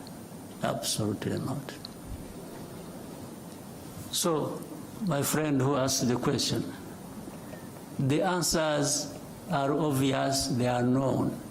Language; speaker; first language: English; non-native, local second language; Kinyarwanda